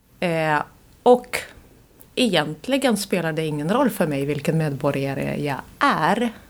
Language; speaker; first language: Swedish; non-native, fluent; Estonian